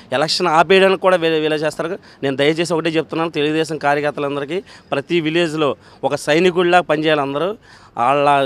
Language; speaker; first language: Telugu; native; Telugu